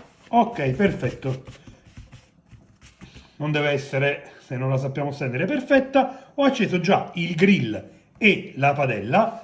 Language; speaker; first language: Italian; native; Italian